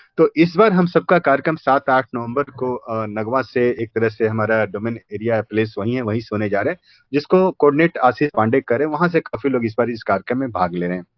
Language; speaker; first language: Hindi; native; Hindi